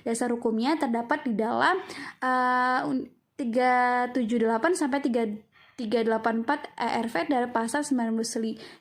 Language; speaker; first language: Indonesian; native; Indonesian